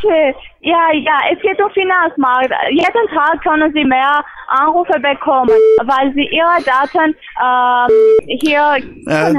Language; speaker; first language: German; non-native, learner; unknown